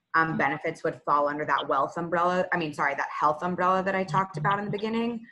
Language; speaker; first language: English; native; English